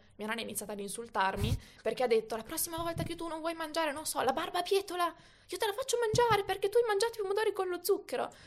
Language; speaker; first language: Italian; native; Italian